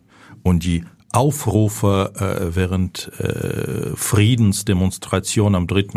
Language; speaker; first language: German; non-native, fluent; Ukrainian